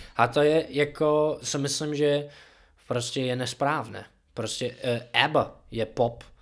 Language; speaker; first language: Czech; non-native, fluent; English